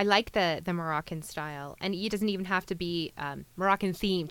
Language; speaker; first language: English; native; English